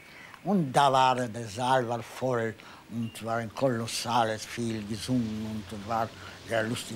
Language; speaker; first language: German; non-native, fluent; Polish